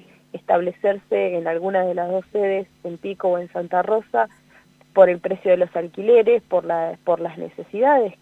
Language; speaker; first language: Spanish; native; Spanish